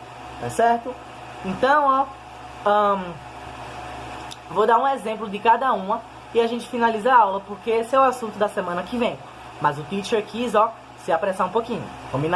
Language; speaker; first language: Portuguese; native; Portuguese